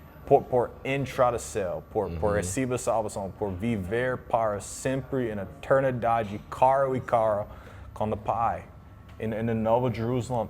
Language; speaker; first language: Portuguese; non-native, learner; English